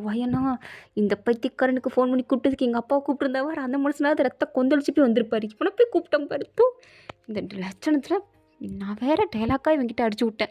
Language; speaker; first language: Tamil; native; Tamil